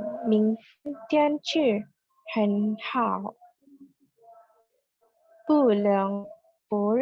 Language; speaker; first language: Chinese; non-native, learner; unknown